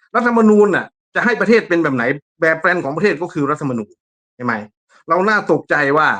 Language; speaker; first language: Thai; native; Thai